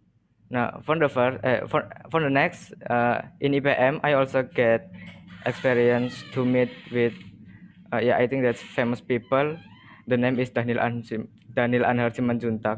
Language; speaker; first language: English; non-native, learner; Indonesian